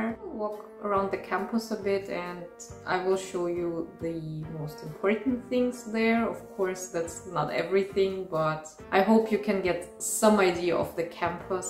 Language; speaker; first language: English; non-native, fluent; German